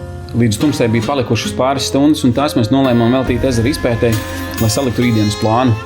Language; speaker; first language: Latvian; native; Latvian